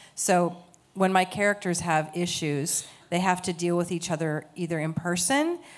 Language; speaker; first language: English; native; English